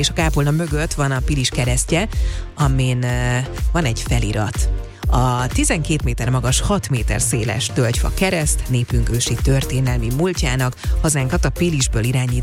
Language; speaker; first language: Hungarian; native; Hungarian